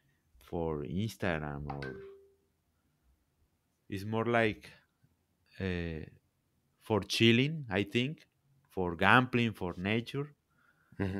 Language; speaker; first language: English; non-native, learner; Spanish